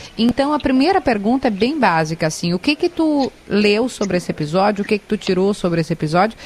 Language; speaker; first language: Portuguese; native; Portuguese